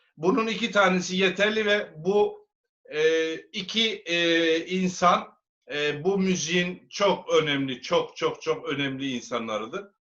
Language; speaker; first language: Turkish; native; Turkish